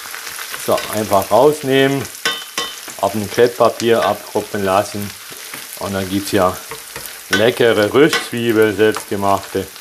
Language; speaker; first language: German; early bilingual, other home language; Polish